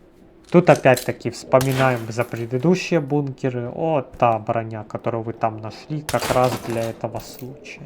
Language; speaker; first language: Russian; native; Russian